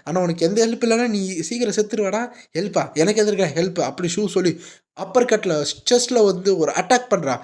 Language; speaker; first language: Tamil; native; Tamil